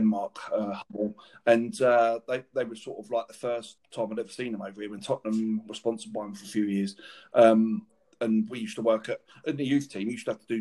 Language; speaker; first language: English; native; English